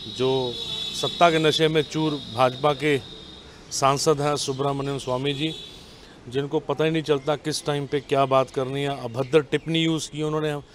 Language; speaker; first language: Hindi; non-native, local second language; Punjabi